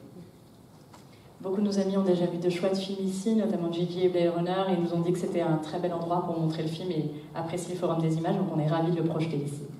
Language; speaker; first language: French; native; French